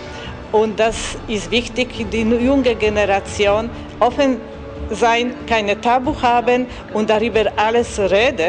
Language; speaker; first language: German; non-native, fluent; Polish